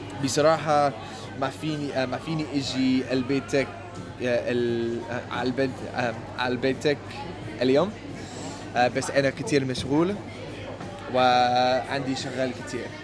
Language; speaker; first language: Arabic; non-native, learner; English